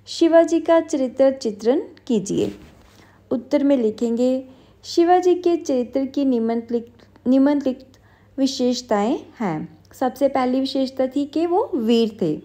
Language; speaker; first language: Hindi; non-native, local second language; Punjabi